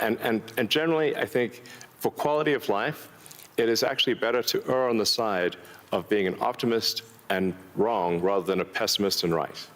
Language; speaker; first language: English; early bilingual, other home language; Afrikaans